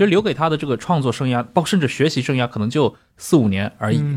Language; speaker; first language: Chinese; native; Chinese